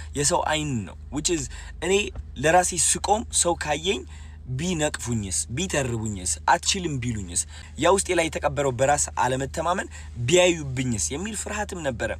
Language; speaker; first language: Amharic; native; Amharic